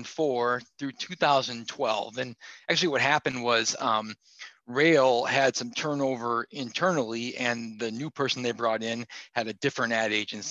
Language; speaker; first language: English; native; English